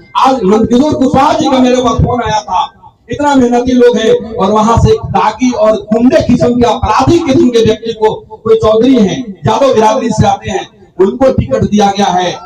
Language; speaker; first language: Hindi; native; Hindi